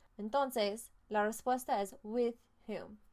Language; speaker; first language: Spanish; non-native, fluent; English